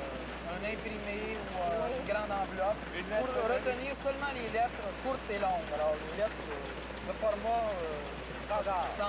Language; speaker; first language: French; native; French